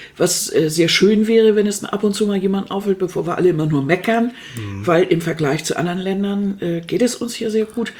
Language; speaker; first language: German; native; German